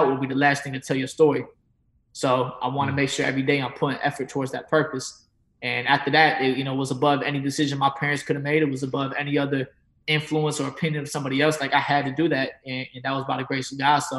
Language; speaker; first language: English; native; English